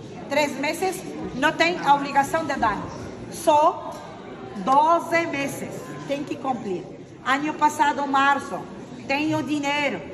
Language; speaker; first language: Spanish; non-native, fluent; Arabic